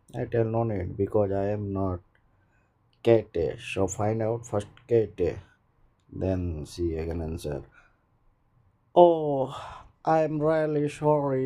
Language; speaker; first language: English; non-native, learner; Bangla